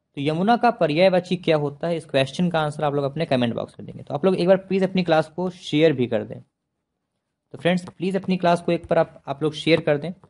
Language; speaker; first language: Hindi; native; Hindi